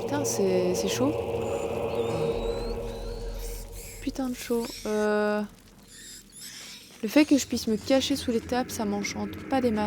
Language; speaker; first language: French; native; French